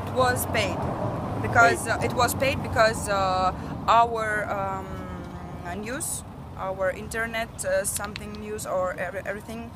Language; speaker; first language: English; non-native, learner; Russian